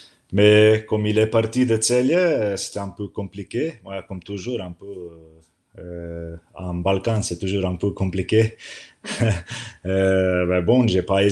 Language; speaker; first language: French; non-native, learner; Slovenian